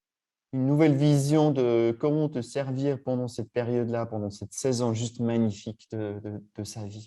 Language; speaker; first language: French; native; French